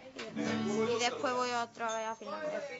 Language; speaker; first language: Spanish; early bilingual, heritage; Spanish